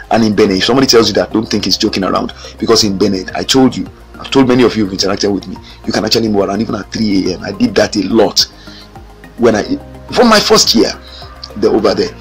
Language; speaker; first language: English; non-native, local second language; Yoruba